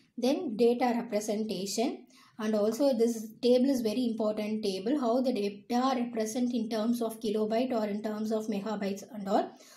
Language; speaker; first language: English; non-native, local second language; Tamil